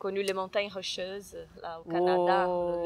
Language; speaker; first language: French; non-native, fluent; Portuguese